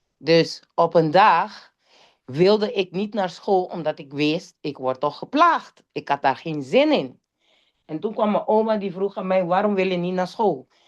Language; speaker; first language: Dutch; non-native, local second language; Papiamento